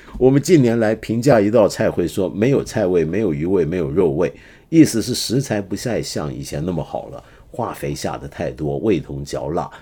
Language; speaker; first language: Chinese; non-native, local second language; Cantonese